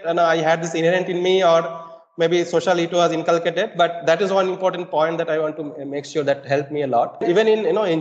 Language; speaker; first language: English; non-native, local second language; Bangla